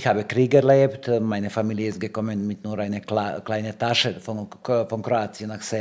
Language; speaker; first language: German; non-native, learner; Serbian